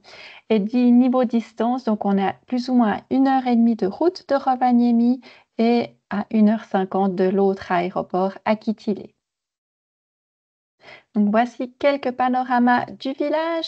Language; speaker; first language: French; native; French